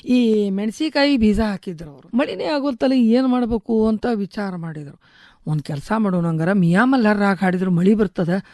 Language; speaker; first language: Kannada; native; Kannada